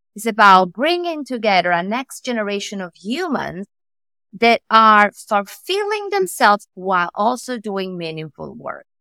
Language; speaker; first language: English; non-native, fluent; Italian